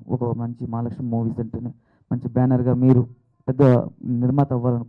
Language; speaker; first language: Telugu; native; Telugu